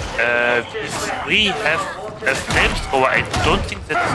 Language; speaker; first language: English; non-native, fluent; German